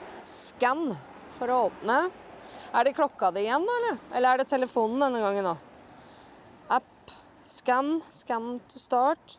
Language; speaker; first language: Norwegian; native; Norwegian